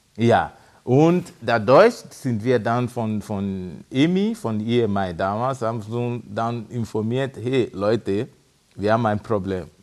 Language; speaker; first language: German; non-native, fluent; Yoruba